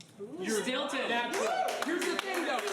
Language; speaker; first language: English; native; English